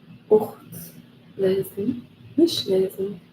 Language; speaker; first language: Arabic; non-native, learner; English